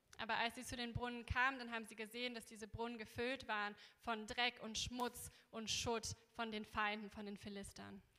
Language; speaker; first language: German; native; German